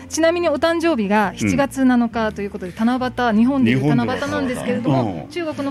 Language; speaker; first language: Japanese; native; Japanese